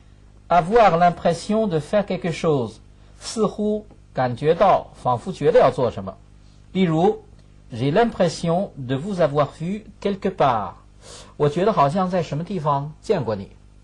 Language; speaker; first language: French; non-native, fluent; Chinese